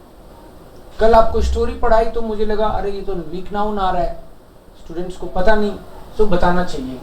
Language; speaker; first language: Hindi; native; Hindi